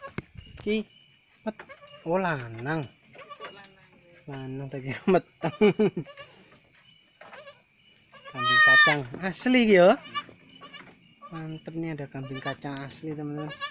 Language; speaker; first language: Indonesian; native; Indonesian